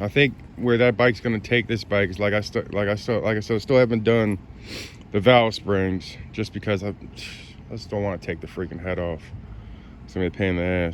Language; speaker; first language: English; native; English